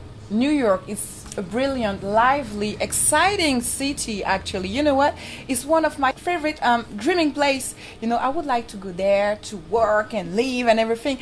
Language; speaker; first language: English; non-native, fluent; French